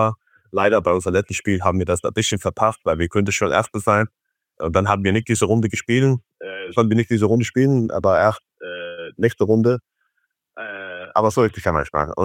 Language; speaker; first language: German; non-native, fluent; Faroese